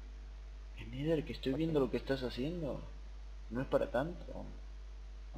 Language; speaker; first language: Spanish; native; Spanish